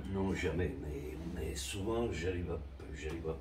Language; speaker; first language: French; non-native, fluent; Romanian